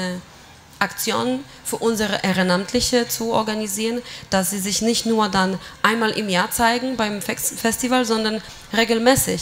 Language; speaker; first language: German; non-native, fluent; Polish